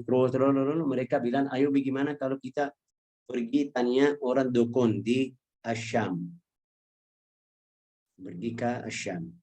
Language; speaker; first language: Indonesian; non-native, fluent; Arabic